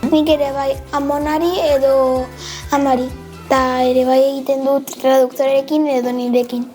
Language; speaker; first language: Basque; non-native, local second language; Spanish